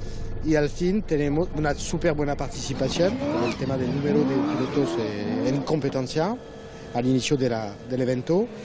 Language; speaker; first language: Spanish; non-native, fluent; French